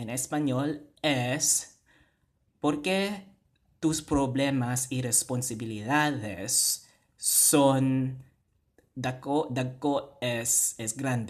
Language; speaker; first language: Spanish; non-native, fluent; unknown